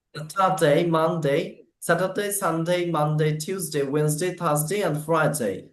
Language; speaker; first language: English; non-native, fluent; Bangla